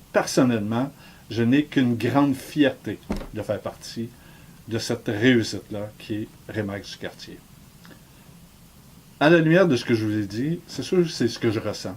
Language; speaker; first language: French; native; French